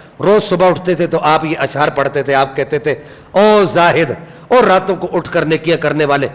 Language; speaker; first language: Urdu; non-native, local second language; Punjabi